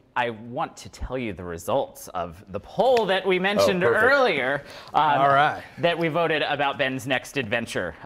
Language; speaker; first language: English; native; English